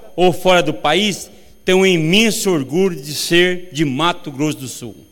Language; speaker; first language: Portuguese; native; Portuguese